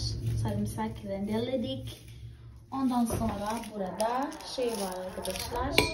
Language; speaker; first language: Turkish; non-native, fluent; Portuguese